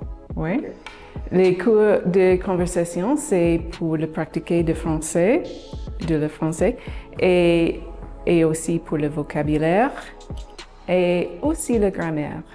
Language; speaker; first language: French; non-native, learner; English